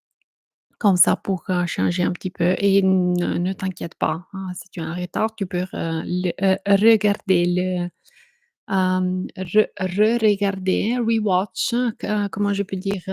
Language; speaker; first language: French; non-native, fluent; Italian